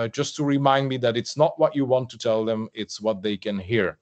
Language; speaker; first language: English; non-native, fluent; French